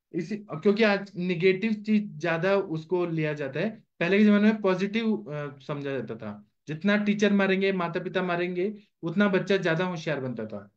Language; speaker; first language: Hindi; non-native, local second language; Marathi